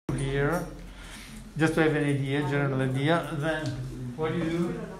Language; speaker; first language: English; non-native, fluent; Italian